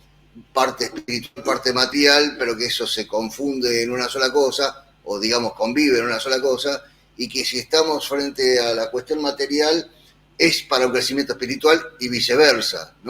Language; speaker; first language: Spanish; native; Spanish